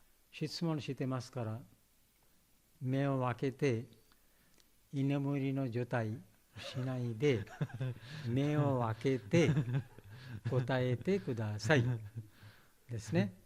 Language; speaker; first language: Japanese; non-native, learner; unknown